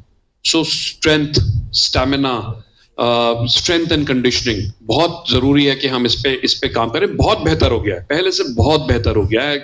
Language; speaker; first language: Hindi; native; Hindi